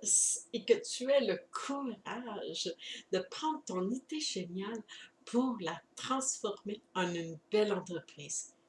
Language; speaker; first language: French; native; French